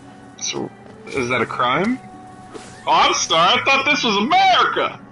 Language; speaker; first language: English; native; English